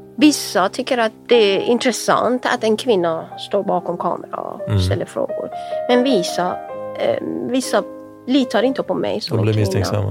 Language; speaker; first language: Swedish; non-native, fluent; Persian